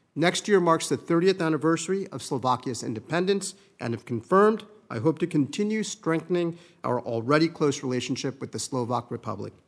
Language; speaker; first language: English; early bilingual, other home language; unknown